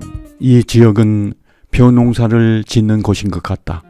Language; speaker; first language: Korean; native; Korean